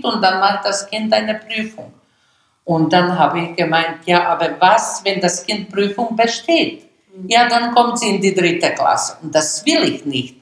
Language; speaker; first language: German; non-native, fluent; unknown